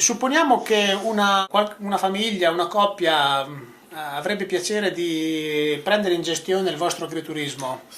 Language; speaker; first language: Italian; native; Italian